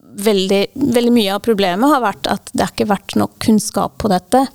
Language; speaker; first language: Norwegian; non-native, fluent; English